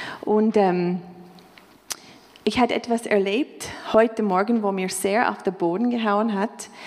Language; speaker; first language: German; non-native, fluent; English